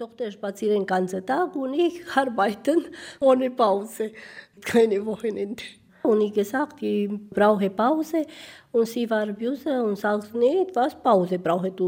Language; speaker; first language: German; non-native, learner; Romanian